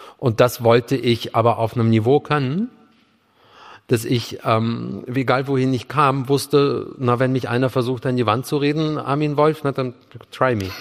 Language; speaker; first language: German; early bilingual, other home language; Russian